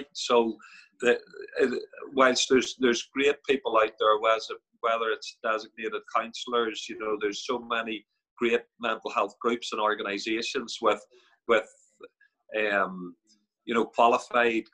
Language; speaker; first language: English; native; English